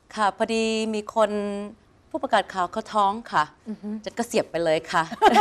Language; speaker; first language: Thai; non-native, fluent; English